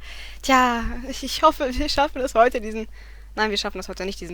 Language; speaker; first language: German; native; German